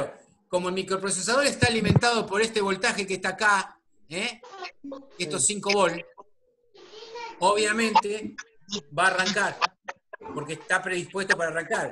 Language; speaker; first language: Spanish; native; Spanish